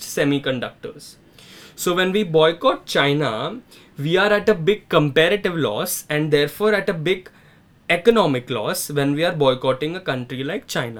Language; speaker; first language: English; non-native, local second language; Hindi